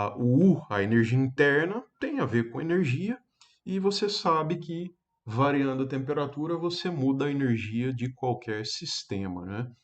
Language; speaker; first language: Portuguese; native; Portuguese